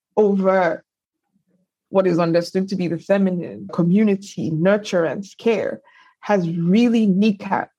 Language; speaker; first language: English; non-native, local second language; Yoruba